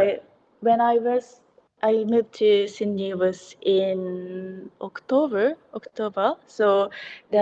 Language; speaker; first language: English; non-native, learner; Japanese